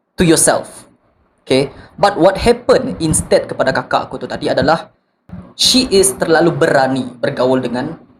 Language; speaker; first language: Malay; non-native, local second language; Iban